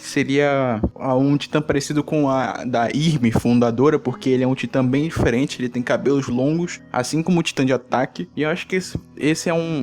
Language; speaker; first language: Portuguese; native; Portuguese